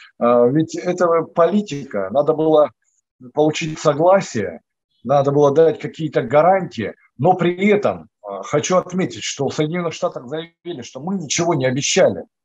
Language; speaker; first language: Russian; native; Russian